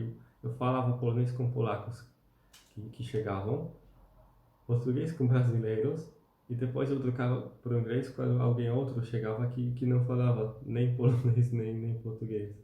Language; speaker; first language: Portuguese; non-native, fluent; Polish